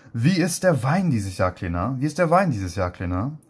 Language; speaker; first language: German; non-native, fluent; English